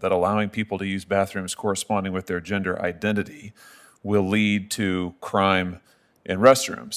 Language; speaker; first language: English; native; English